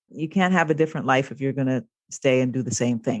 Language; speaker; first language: English; native; English